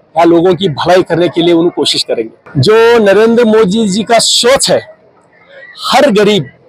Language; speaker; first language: Hindi; non-native, local second language; Kannada